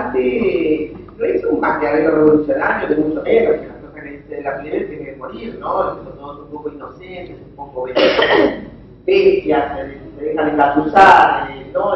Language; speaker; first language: Spanish; native; Spanish